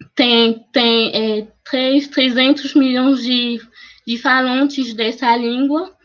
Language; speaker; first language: Portuguese; non-native, fluent; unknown